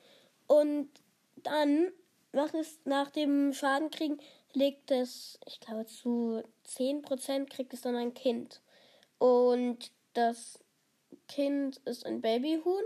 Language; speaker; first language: German; native; German